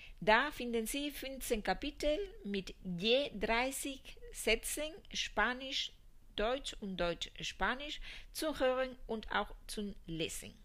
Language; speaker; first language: German; non-native, fluent; Spanish